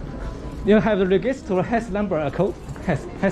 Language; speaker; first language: English; non-native, learner; Chinese